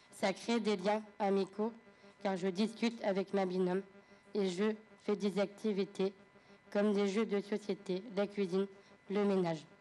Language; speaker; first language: French; native; French